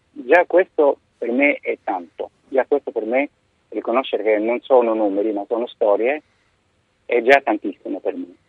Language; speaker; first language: Italian; non-native, fluent; Arabic